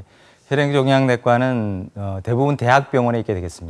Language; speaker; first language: Korean; native; Korean